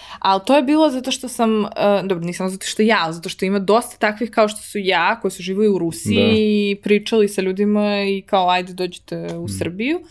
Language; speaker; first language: Serbian; early bilingual, heritage; Serbian